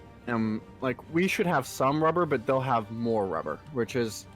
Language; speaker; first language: English; native; English